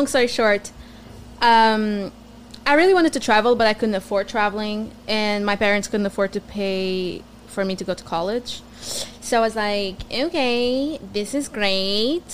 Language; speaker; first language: English; non-native, fluent; Portuguese